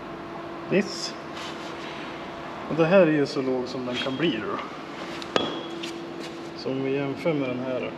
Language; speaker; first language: Swedish; native; Swedish